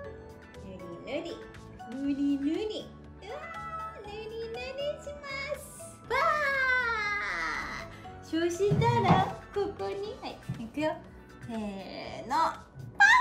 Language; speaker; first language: Japanese; native; Japanese